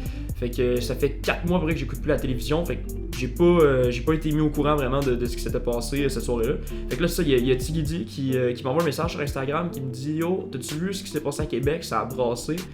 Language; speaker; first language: French; native; French